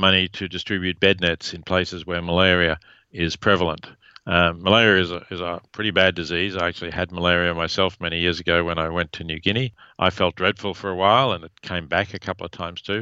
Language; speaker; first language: English; native; English